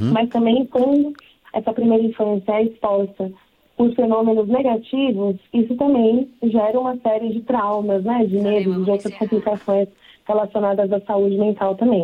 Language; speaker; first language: Portuguese; native; Portuguese